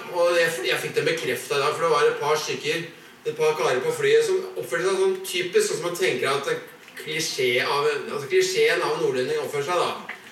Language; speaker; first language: Norwegian; native; Norwegian